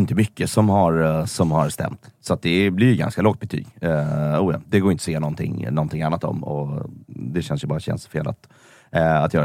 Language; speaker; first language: Swedish; native; Swedish